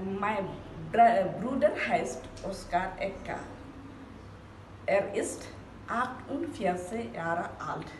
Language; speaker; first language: German; non-native, learner; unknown